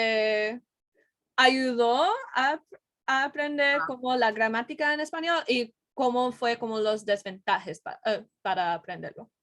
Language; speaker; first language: Spanish; non-native, learner; English